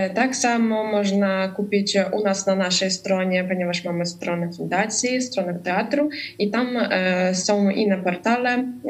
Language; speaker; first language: Polish; non-native, fluent; Russian